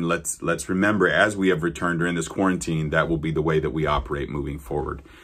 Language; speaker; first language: English; native; English